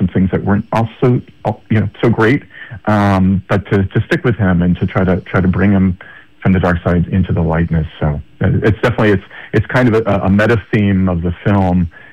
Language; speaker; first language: English; native; English